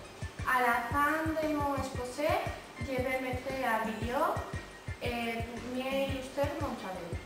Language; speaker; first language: French; non-native, learner; Spanish